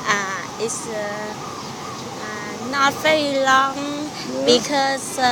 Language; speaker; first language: English; non-native, learner; Vietnamese